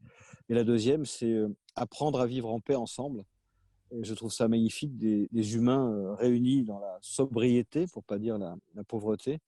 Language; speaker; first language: French; native; French